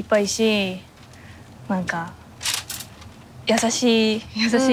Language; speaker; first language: Japanese; non-native, learner; Korean